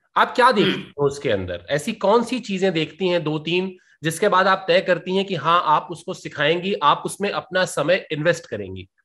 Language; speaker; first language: Hindi; native; Hindi